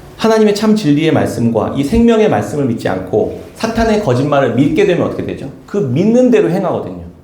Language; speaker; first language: Korean; native; Korean